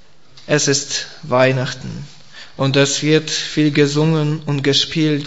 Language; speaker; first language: German; non-native, learner; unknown